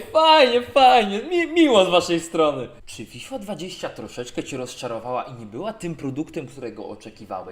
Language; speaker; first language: Polish; native; Polish